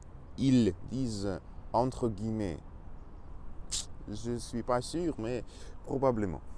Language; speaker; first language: French; non-native, learner; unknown